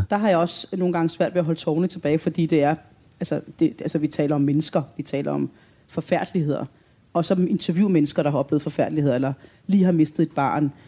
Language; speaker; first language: Danish; early bilingual, other home language; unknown